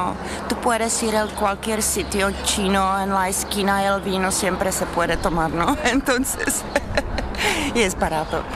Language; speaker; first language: Spanish; non-native, learner; Czech